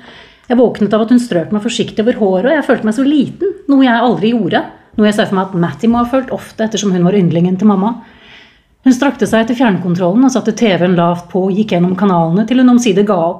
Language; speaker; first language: Norwegian; native; Norwegian